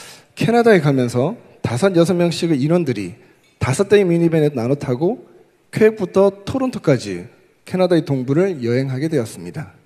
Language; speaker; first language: Korean; native; Korean